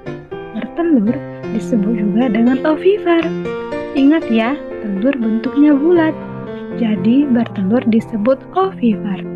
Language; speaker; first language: Indonesian; native; Indonesian